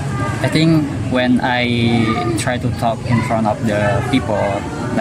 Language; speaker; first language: English; non-native, learner; Indonesian